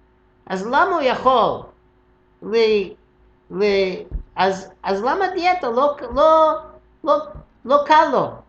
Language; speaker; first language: Hebrew; non-native, fluent; English